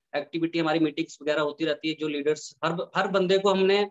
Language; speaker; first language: Hindi; native; Hindi